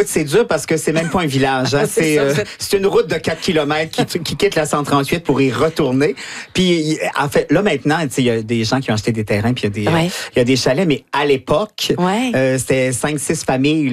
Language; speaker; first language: French; native; French